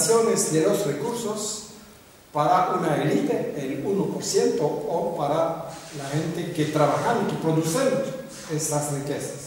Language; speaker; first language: Spanish; non-native, fluent; French